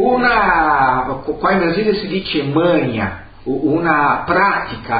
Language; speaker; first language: Italian; early bilingual, heritage; Italian